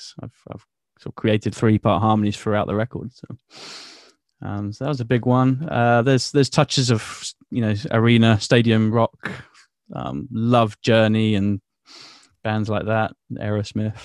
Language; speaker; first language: English; native; English